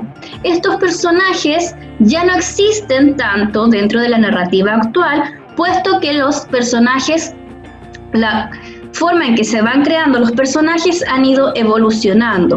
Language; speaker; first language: Spanish; native; Spanish